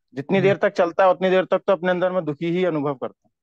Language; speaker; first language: Hindi; native; Hindi